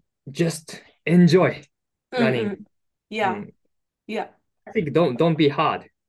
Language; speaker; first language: English; non-native, learner; Japanese